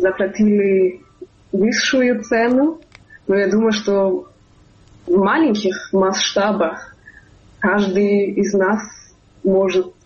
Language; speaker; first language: Russian; non-native, fluent; German